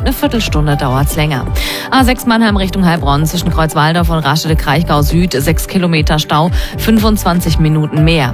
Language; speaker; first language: German; native; German